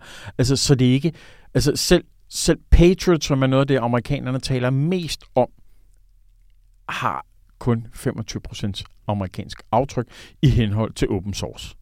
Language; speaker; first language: Danish; native; Danish